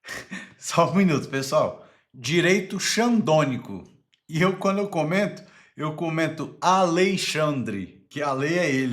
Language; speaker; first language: Portuguese; native; Portuguese